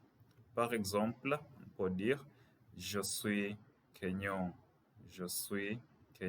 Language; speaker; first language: French; non-native, fluent; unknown